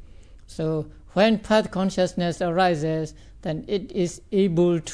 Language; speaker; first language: English; non-native, fluent; Burmese